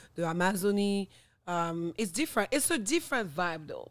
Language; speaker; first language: English; non-native, fluent; French